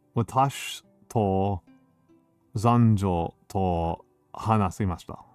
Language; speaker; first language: Japanese; non-native, learner; English